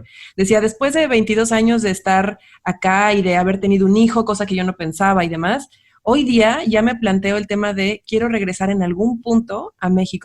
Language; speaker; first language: Spanish; native; Spanish